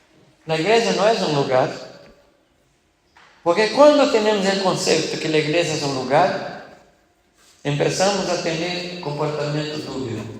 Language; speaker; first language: Spanish; non-native, fluent; Portuguese